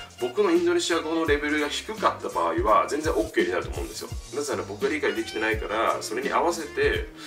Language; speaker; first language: Japanese; native; Japanese